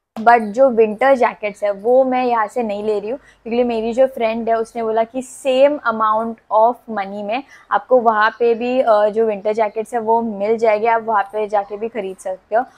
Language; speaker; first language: Hindi; non-native, local second language; Tulu